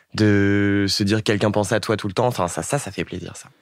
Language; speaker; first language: French; native; French